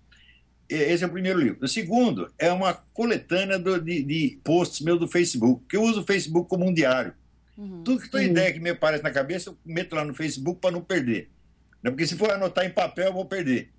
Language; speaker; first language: Portuguese; native; Portuguese